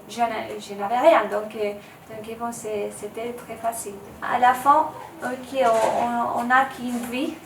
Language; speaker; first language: French; non-native, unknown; Spanish